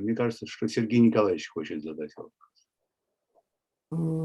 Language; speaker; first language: Russian; native; Russian